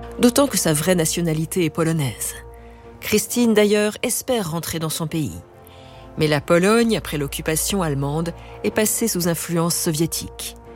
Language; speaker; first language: French; native; French